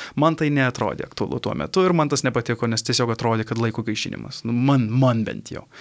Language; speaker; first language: Lithuanian; early bilingual, heritage; Lithuanian